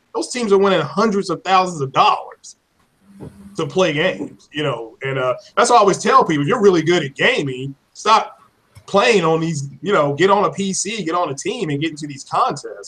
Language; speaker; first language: English; native; English